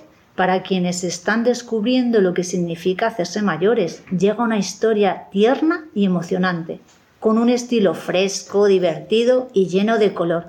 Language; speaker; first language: Spanish; native; Spanish